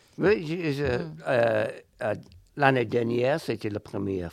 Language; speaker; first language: French; non-native, learner; English